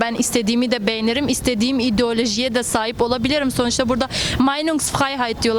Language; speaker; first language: Turkish; early bilingual, heritage; Turkish